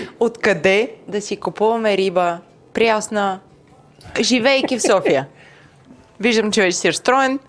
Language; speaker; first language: Bulgarian; native; Bulgarian